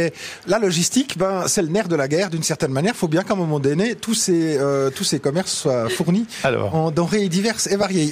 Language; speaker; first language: French; native; French